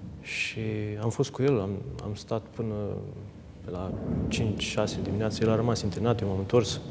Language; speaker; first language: Romanian; native; Romanian